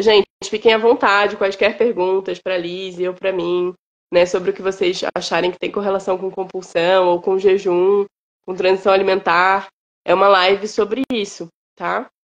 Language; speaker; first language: Portuguese; native; Portuguese